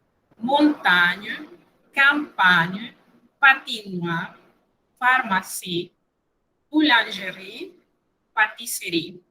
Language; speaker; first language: French; non-native, fluent; Spanish